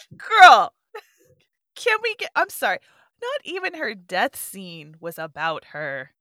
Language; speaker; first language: English; native; English